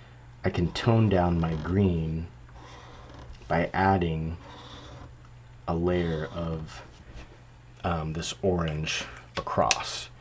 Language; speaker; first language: English; native; English